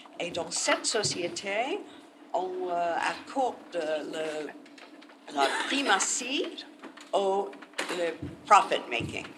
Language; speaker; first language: French; non-native, learner; English